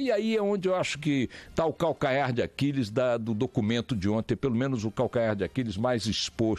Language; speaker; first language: Portuguese; native; Portuguese